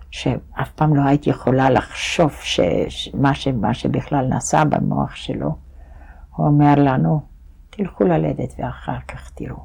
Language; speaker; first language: Hebrew; non-native, fluent; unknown